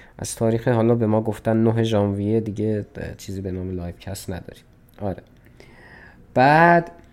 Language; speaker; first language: Persian; native; Persian